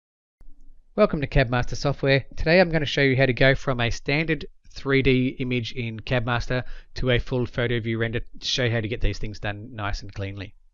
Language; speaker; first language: English; native; English